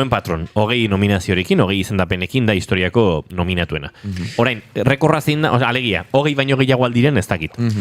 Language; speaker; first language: Basque; native; Basque